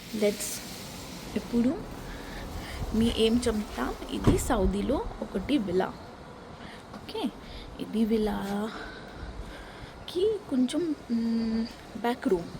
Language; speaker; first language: Telugu; non-native, learner; Marathi